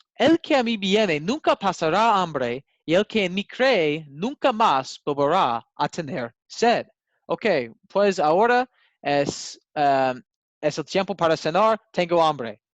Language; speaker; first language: Spanish; non-native, learner; English